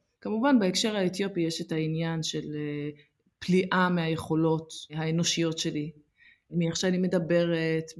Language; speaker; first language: Hebrew; early bilingual, other home language; Amharic